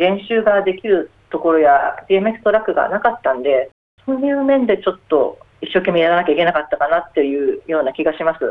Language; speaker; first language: Japanese; native; Japanese